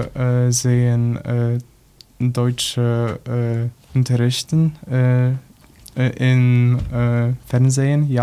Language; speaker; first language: German; non-native, learner; Polish